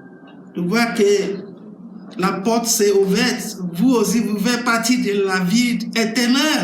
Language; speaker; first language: French; non-native, learner; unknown